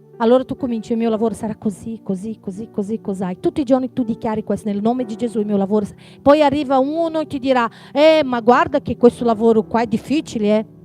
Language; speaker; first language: Italian; non-native, fluent; Portuguese